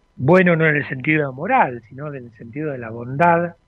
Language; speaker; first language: Spanish; native; Spanish